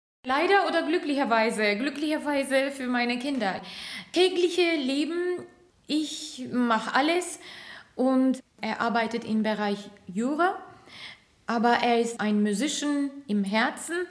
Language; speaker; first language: German; non-native, fluent; Turkish